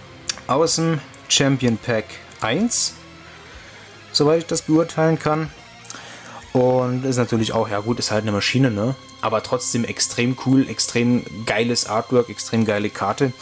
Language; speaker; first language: German; native; German